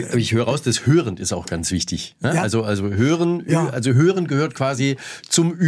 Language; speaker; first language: German; native; German